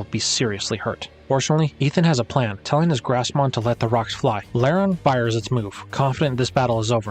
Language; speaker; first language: English; native; English